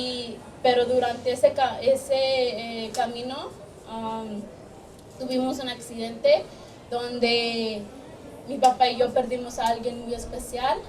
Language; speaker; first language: Spanish; early bilingual, other home language; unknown